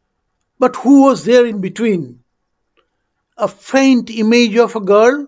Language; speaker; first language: English; non-native, local second language; Bangla